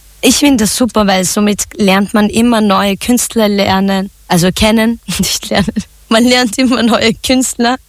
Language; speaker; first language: German; early bilingual, other home language; Zaza